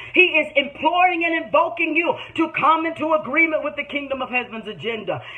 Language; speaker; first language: English; native; English